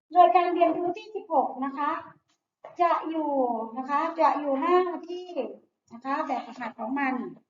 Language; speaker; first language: Thai; native; Thai